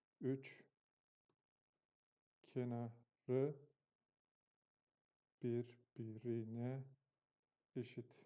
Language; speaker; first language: Turkish; native; Turkish